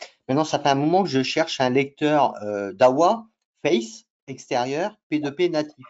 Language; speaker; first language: French; native; French